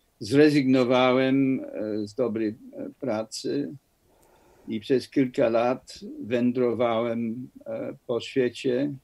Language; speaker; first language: Polish; non-native, fluent; English